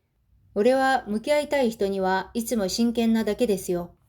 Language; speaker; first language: Japanese; non-native, fluent; Korean